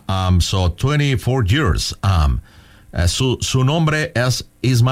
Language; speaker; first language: Spanish; non-native, local second language; English